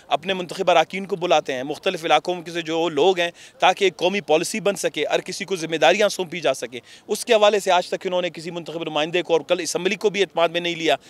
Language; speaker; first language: Urdu; non-native, local second language; Baluchi